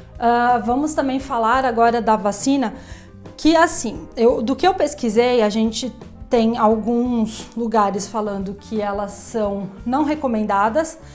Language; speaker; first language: Portuguese; native; Portuguese